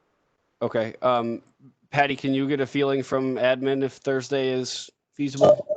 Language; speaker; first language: English; native; English